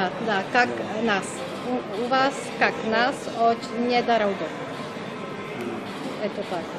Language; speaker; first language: Russian; non-native, learner; Czech